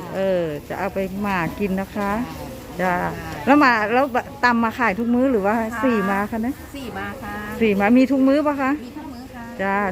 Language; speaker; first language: Thai; non-native, local second language; Lao